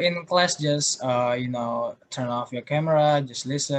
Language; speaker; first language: English; non-native, learner; Indonesian